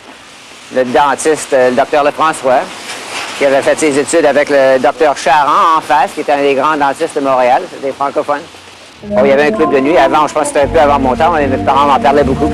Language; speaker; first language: French; native; French